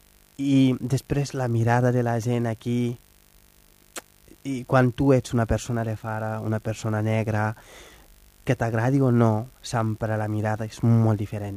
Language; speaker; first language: Catalan; non-native, fluent; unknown